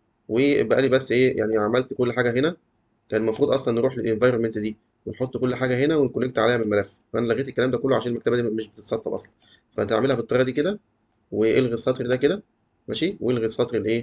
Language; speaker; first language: Arabic; native; Arabic